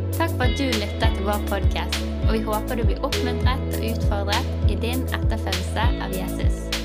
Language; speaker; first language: Norwegian; native; Norwegian